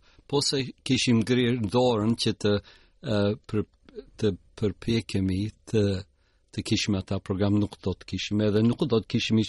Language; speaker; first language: Albanian; early bilingual, heritage; Albanian